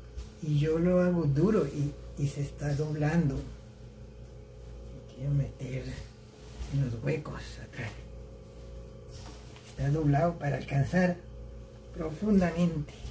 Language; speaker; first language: Spanish; early bilingual, heritage; Spanish